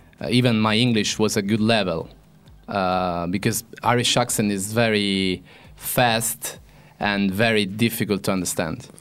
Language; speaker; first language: English; non-native, fluent; Italian